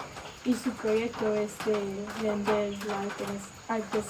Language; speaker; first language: Spanish; non-native, learner; English